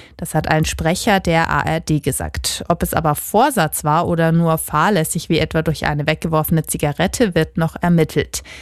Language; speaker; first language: German; native; German